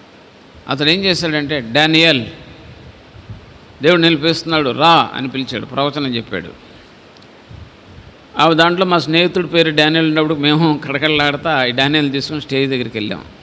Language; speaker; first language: Telugu; native; Telugu